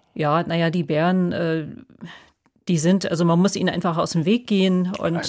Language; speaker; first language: German; non-native, fluent; English